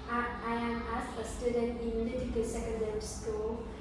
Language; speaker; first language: English; non-native, learner; Vietnamese